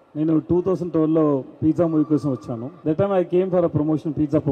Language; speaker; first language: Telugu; non-native, learner; Tamil